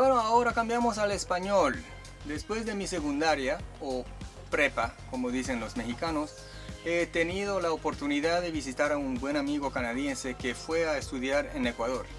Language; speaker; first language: Spanish; non-native, fluent; Chinese